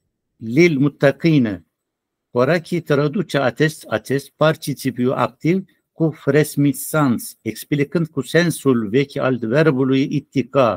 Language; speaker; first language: Romanian; non-native, learner; Turkish